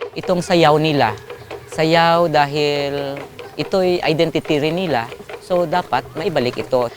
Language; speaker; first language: Filipino; non-native, local second language; Hiligaynon